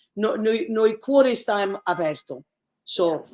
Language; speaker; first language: Italian; early bilingual, other home language; English